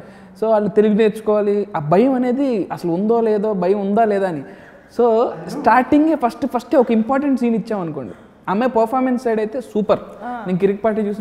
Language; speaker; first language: Telugu; native; Telugu